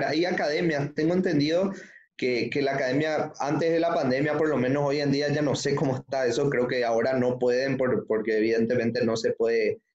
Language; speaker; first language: Spanish; native; Spanish